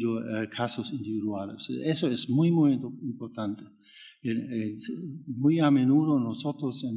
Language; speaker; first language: Spanish; non-native, fluent; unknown